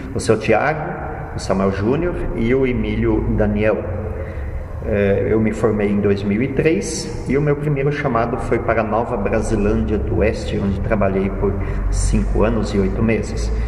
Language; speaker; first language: Portuguese; native; Portuguese